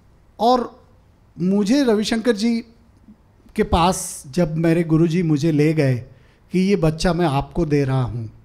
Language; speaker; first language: Hindi; native; Hindi